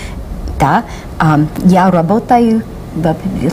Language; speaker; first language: Russian; non-native, learner; English